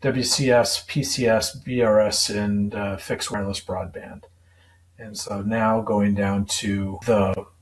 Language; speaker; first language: English; native; English